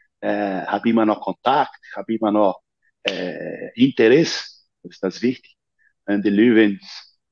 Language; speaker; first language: German; non-native, learner; Portuguese